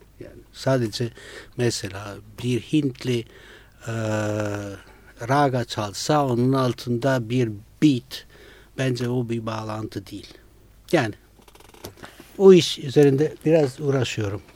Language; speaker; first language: Turkish; non-native, fluent; Italian